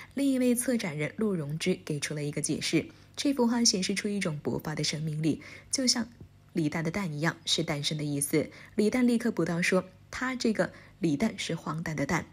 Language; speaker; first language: Chinese; native; Chinese